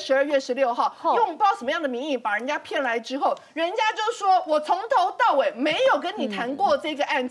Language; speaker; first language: Chinese; native; Chinese